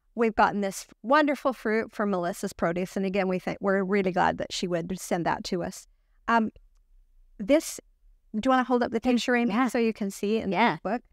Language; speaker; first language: English; native; English